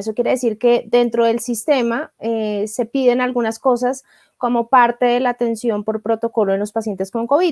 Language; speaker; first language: Spanish; native; Spanish